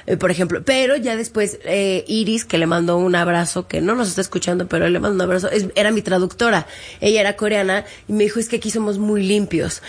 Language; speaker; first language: Spanish; native; Spanish